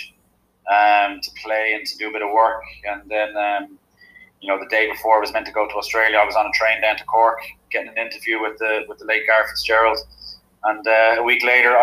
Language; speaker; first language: English; native; English